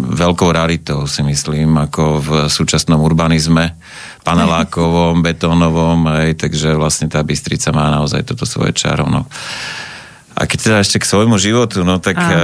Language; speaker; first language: Slovak; native; Slovak